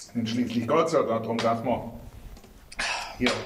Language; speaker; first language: German; native; German